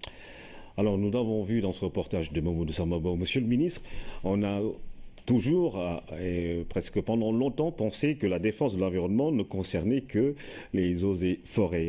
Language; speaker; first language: French; non-native, local second language; Wolof